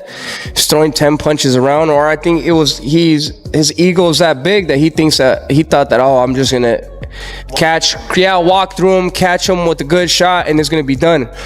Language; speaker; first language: English; native; English